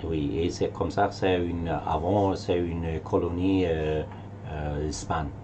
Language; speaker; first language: French; non-native, learner; German